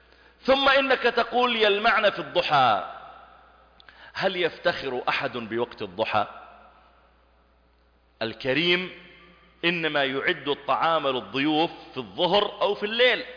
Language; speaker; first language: Arabic; native; Arabic